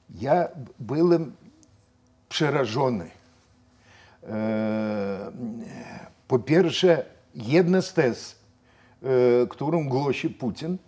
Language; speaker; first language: Polish; non-native, fluent; Russian